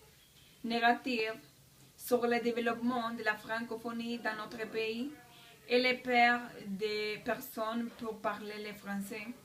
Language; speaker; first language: French; non-native, learner; Spanish